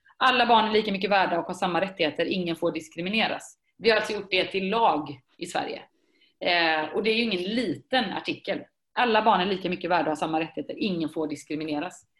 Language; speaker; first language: Swedish; native; Swedish